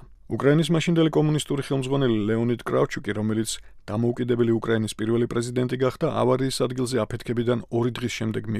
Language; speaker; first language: Georgian; native; Georgian